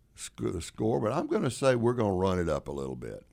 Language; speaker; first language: English; native; English